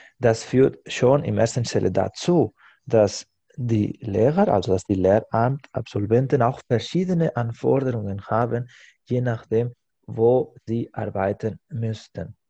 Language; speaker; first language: German; non-native, fluent; Spanish